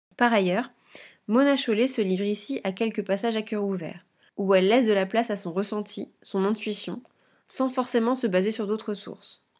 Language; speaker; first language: French; native; French